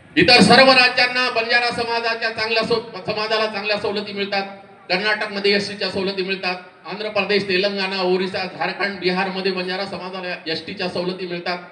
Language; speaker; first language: Marathi; non-native, local second language; Lambadi